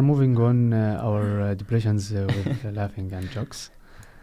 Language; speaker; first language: English; non-native, fluent; Arabic